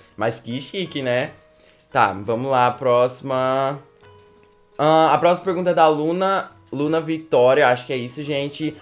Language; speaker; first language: Portuguese; native; Portuguese